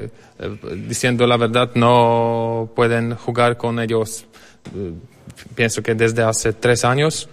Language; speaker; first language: Spanish; non-native, fluent; Polish